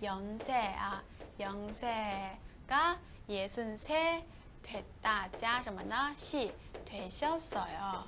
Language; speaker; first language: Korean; non-native, fluent; Chinese